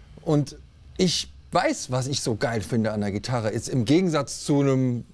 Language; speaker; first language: German; native; German